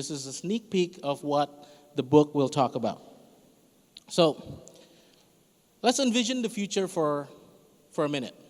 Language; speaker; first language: English; non-native, fluent; Indonesian